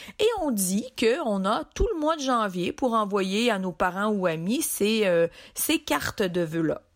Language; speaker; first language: French; native; French